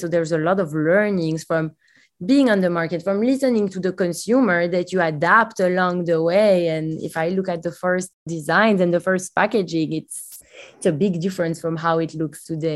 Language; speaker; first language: English; non-native, fluent; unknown